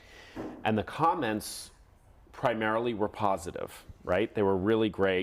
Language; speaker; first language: English; native; English